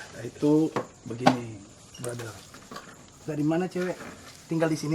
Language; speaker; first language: Indonesian; native; Indonesian